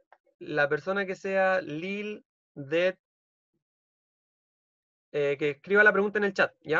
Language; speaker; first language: Spanish; native; Spanish